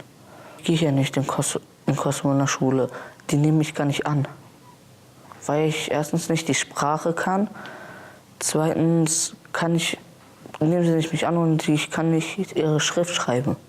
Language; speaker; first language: German; early bilingual, other home language; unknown